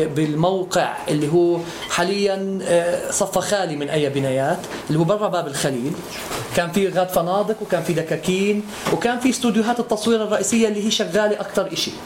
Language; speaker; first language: Arabic; native; Arabic